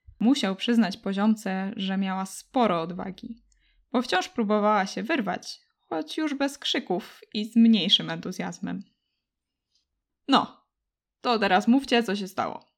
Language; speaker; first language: Polish; native; Polish